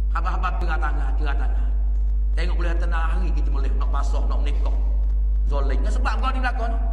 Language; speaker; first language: Malay; native; Malay